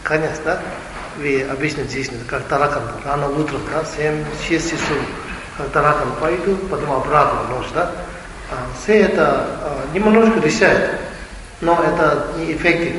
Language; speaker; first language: Russian; non-native, learner; Tibetan